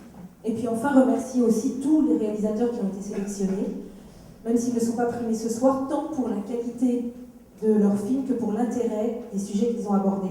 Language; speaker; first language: French; native; French